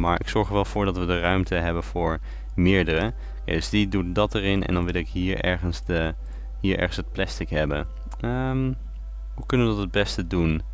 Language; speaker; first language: Dutch; native; Dutch